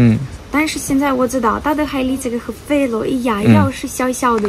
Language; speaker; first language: Chinese; non-native, learner; Ukrainian